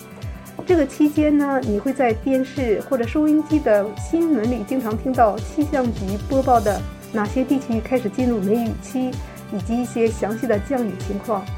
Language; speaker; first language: Chinese; native; Chinese